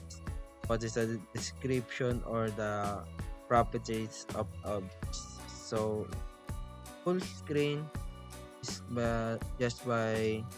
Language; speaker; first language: English; non-native, fluent; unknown